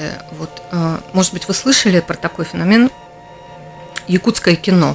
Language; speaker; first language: Russian; native; Russian